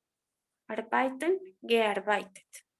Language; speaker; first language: German; non-native, fluent; Spanish